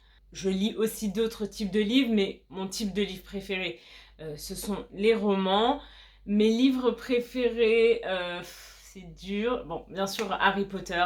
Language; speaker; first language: French; native; French